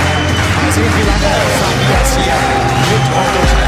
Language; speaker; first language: German; native; German